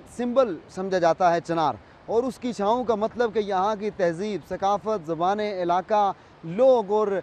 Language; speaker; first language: Urdu; non-native, local second language; Pahari-Potwari